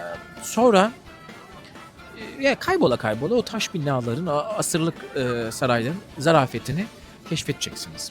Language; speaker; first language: Turkish; native; Turkish